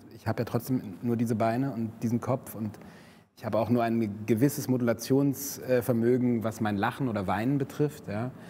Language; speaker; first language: German; native; German